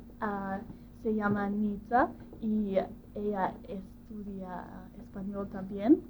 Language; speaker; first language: Spanish; non-native, learner; English